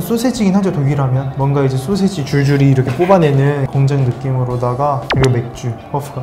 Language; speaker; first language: Korean; native; Korean